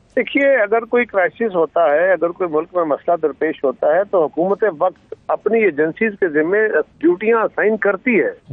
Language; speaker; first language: Urdu; non-native, local second language; Punjabi